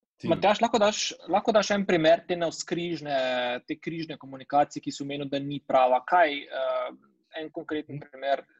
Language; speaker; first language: Slovenian; native; Slovenian